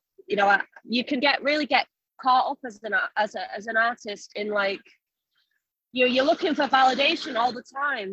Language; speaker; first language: English; native; English